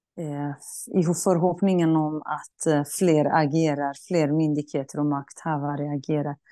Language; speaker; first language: Swedish; non-native, fluent; Central Kurdish